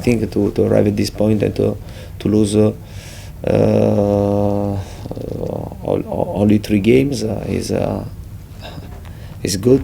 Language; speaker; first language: English; non-native, fluent; Italian